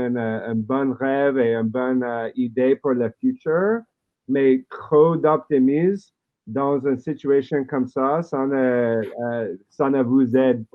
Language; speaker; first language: French; non-native, learner; English